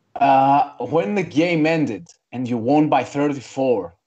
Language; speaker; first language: English; non-native, fluent; Greek